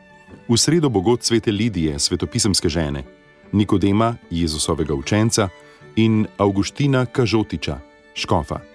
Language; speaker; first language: Slovenian; native; Slovenian